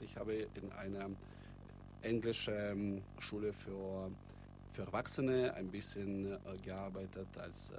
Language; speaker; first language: German; non-native, fluent; Russian